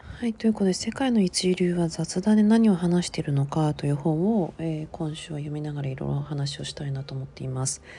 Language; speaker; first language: Japanese; native; Japanese